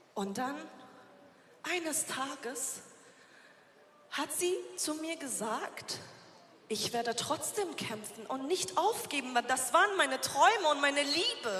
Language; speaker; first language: German; non-native, fluent; Persian